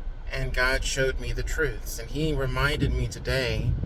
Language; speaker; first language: English; native; English